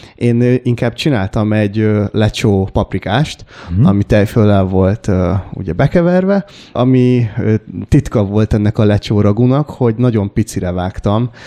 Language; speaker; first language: Hungarian; native; Hungarian